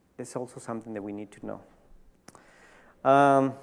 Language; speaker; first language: English; early bilingual, other home language; Spanish